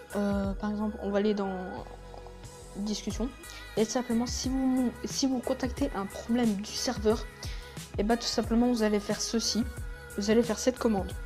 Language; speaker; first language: French; native; French